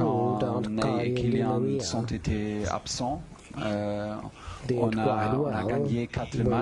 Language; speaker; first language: French; non-native, fluent; German